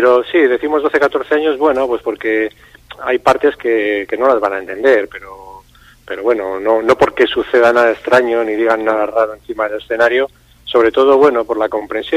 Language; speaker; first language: Spanish; native; Spanish